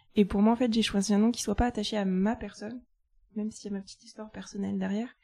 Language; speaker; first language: French; native; French